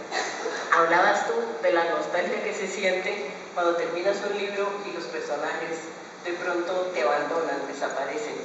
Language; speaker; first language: Spanish; native; Spanish